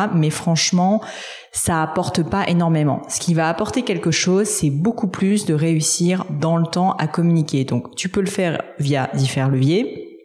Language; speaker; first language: French; native; French